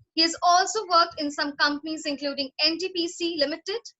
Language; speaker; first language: English; non-native, local second language; Hindi